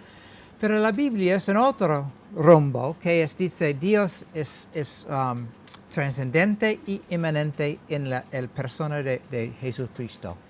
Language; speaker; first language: Spanish; non-native, learner; English